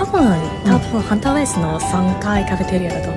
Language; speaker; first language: Japanese; non-native, learner; English